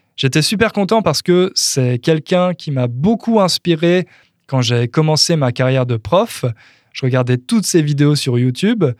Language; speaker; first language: French; native; French